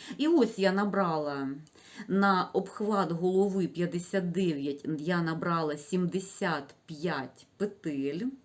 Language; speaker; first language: Ukrainian; non-native, local second language; Russian